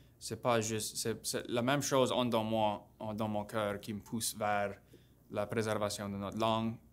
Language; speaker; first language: French; non-native, local second language; English